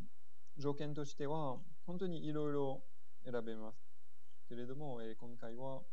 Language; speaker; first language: Japanese; non-native, fluent; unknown